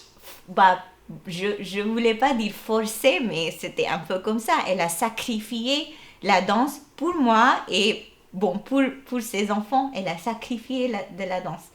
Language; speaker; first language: French; non-native, fluent; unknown